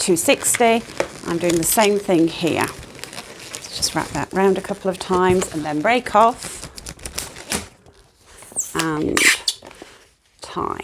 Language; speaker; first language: English; native; English